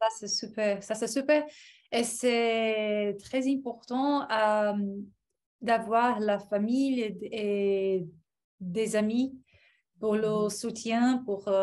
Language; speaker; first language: French; non-native, fluent; Portuguese